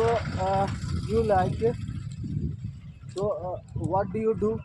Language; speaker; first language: English; non-native, learner; Hindi